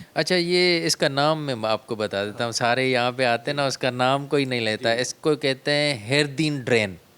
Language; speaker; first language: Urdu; non-native, local second language; Sindhi